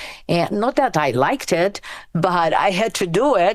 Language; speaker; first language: English; non-native, fluent; Romanian